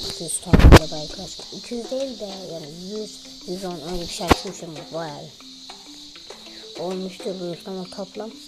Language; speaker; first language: Turkish; native; Turkish